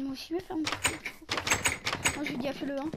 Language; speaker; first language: French; native; French